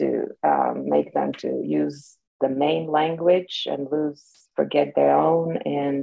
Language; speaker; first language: English; non-native, fluent; Slovak